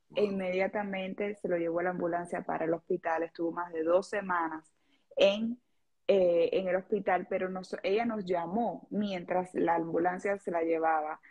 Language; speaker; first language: Spanish; native; Spanish